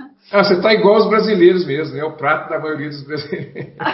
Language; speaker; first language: Portuguese; native; Portuguese